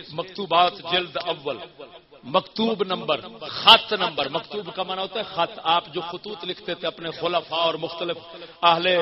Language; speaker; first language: Urdu; non-native, local second language; Punjabi